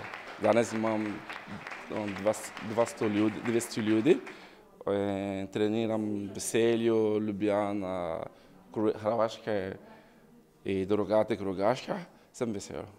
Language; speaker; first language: Slovenian; non-native, learner; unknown